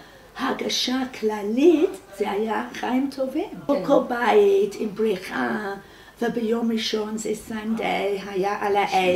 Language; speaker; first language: Hebrew; non-native, fluent; English